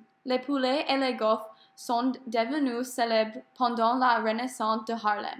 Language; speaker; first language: French; non-native, learner; English